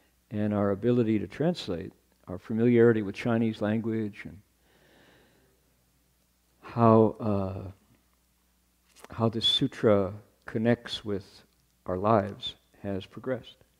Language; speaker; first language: English; native; English